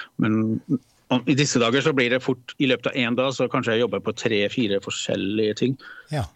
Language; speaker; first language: Norwegian; early bilingual, other home language; Polish